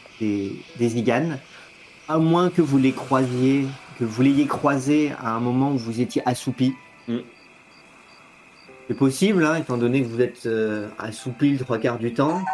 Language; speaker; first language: French; native; French